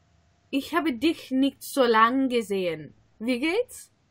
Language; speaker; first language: German; non-native, learner; English